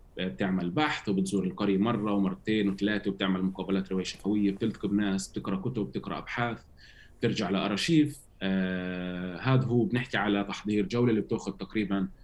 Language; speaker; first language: Arabic; native; Arabic